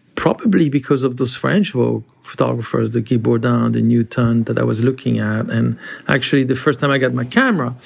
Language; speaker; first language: English; non-native, fluent; French